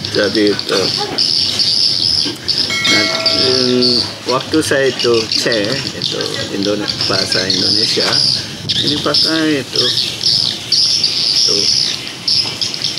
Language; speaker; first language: Indonesian; non-native, learner; Korean